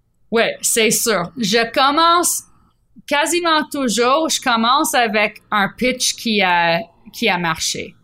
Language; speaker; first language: French; non-native, fluent; English